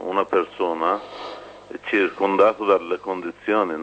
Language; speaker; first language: Italian; non-native, fluent; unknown